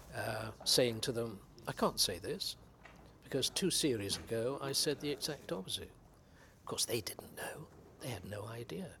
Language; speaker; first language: English; native; English